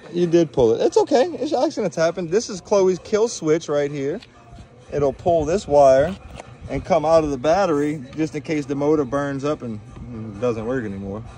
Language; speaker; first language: English; native; English